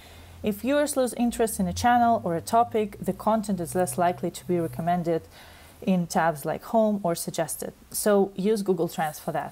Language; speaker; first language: English; non-native, fluent; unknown